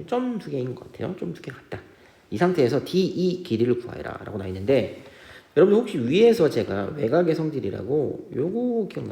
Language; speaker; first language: Korean; native; Korean